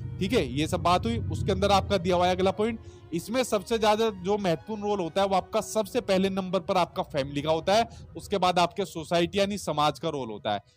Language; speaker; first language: Hindi; native; Hindi